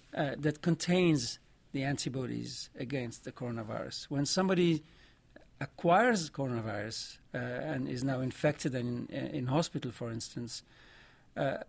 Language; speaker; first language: English; non-native, fluent; French